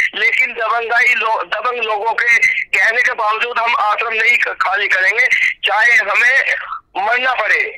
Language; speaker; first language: Hindi; native; Hindi